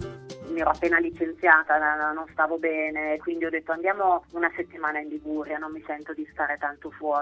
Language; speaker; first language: Italian; native; Italian